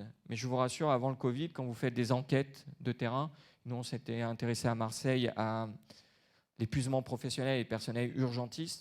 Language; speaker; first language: French; native; French